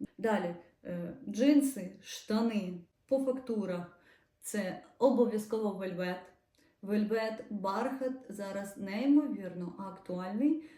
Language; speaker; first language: Ukrainian; non-native, local second language; Russian